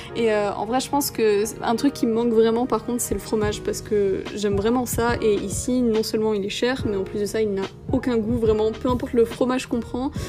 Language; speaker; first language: French; native; French